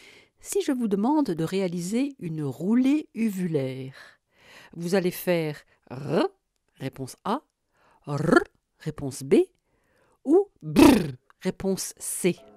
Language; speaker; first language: French; native; French